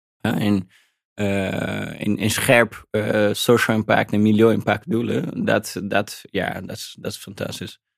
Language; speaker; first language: Dutch; non-native, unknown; Portuguese